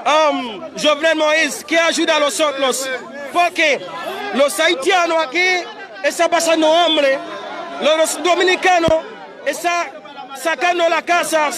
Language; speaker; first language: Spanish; non-native, learner; Haitian Creole